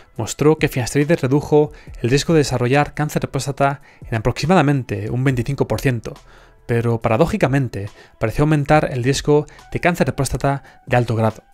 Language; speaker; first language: Spanish; native; Spanish